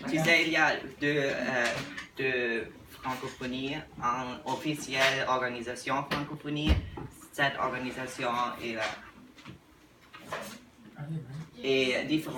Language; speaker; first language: French; non-native, learner; English